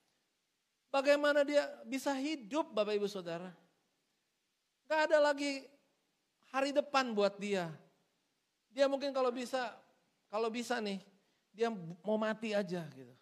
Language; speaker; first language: Indonesian; native; Indonesian